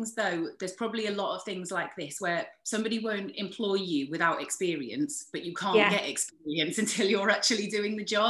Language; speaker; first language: English; native; English